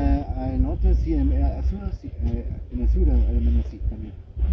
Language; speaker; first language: Spanish; non-native, learner; German